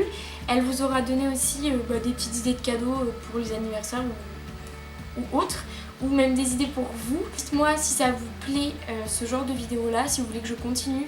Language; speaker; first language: French; native; French